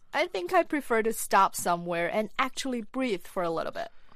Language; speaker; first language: English; non-native, fluent; Chinese